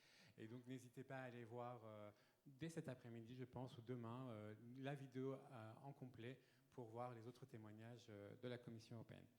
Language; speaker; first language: French; native; French